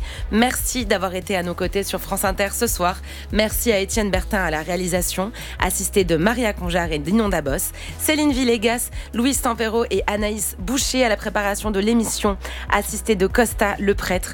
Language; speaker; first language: French; native; French